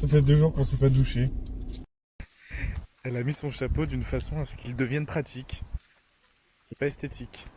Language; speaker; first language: French; native; French